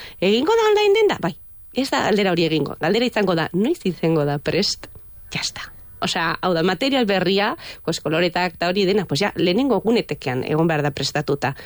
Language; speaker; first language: Basque; non-native, local second language; Spanish